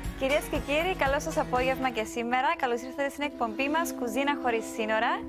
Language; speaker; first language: Greek; native; Greek